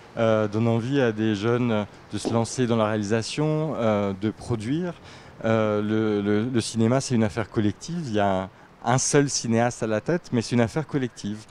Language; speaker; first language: French; native; French